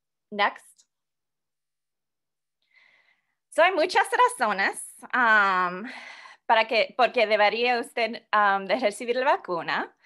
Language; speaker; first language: Spanish; non-native, fluent; English